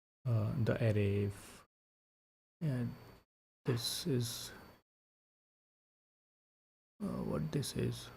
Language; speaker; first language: English; non-native, local second language; Hindi